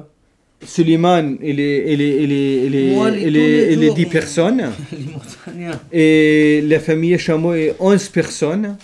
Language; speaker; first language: French; non-native, learner; Kurdish